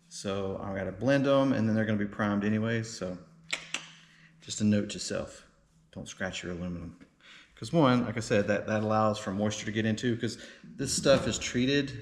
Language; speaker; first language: English; native; English